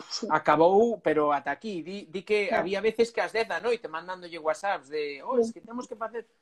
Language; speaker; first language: Galician; non-native, local second language; Spanish